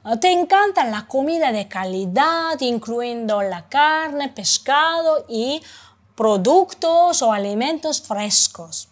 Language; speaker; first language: Spanish; non-native, fluent; Uzbek